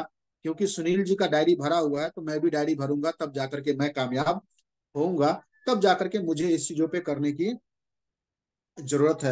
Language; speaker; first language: Hindi; native; Hindi